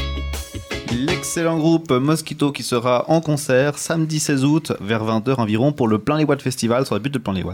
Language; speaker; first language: French; native; French